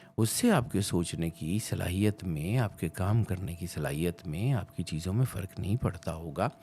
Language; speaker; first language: Urdu; non-native, local second language; Punjabi